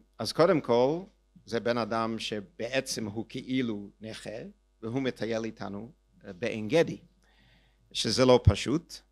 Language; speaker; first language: Hebrew; non-native, fluent; English